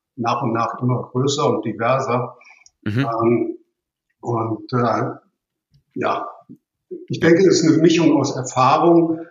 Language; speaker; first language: German; native; German